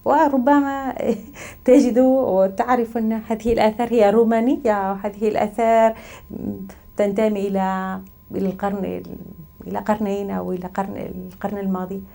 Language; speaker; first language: Arabic; non-native, fluent; Spanish